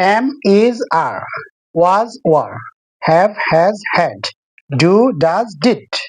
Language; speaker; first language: English; non-native, local second language; Bangla